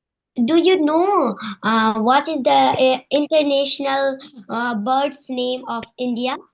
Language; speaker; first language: English; non-native, learner; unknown